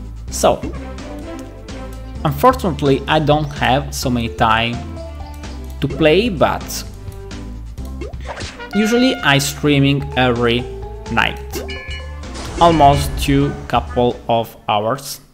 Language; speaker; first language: English; non-native, fluent; Italian